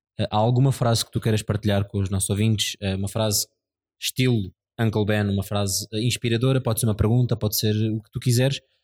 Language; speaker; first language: Portuguese; native; Portuguese